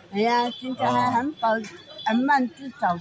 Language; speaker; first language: Chinese; non-native, local second language; Amis